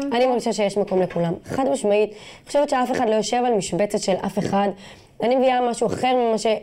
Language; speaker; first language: Hebrew; non-native, local second language; Arabic